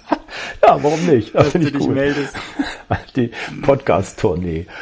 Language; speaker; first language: German; native; German